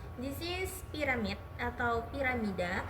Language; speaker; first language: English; non-native, learner; Indonesian